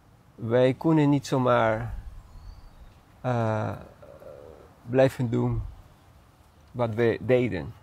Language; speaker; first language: Dutch; non-native, fluent; Spanish